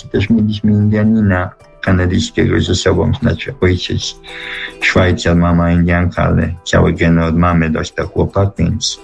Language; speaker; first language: Polish; early bilingual, heritage; Polish